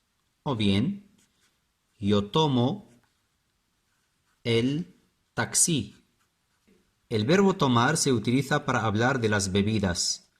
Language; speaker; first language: Spanish; non-native, fluent; Arabic